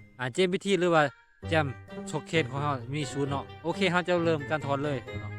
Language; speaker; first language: Thai; non-native, local second language; Northeastern Thai